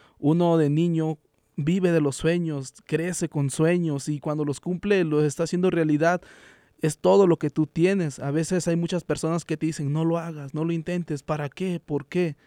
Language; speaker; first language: Spanish; native; Spanish